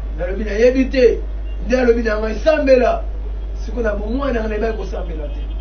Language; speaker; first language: Lingala; non-native, local second language; Kongo